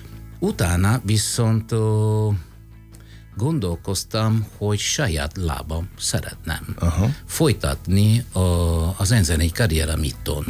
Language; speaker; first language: Hungarian; non-native, fluent; Italian